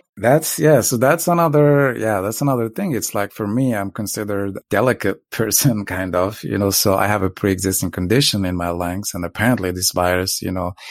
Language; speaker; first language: English; non-native, fluent; Arabic